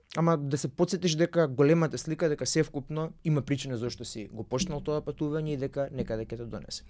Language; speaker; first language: Macedonian; native; Macedonian